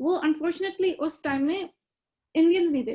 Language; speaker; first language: Hindi; early bilingual, other home language; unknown